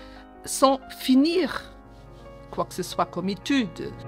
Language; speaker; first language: French; early bilingual, other home language; Portuguese